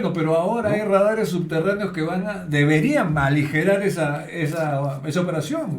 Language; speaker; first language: Spanish; native; Spanish